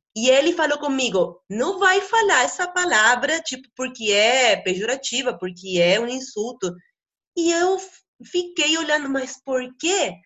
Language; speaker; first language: Portuguese; non-native, fluent; Spanish